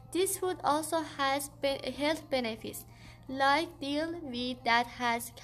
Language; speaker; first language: English; non-native, fluent; Persian